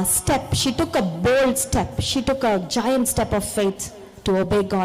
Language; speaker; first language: English; non-native, local second language; Telugu